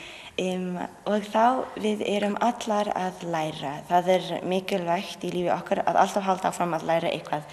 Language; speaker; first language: Icelandic; non-native, learner; English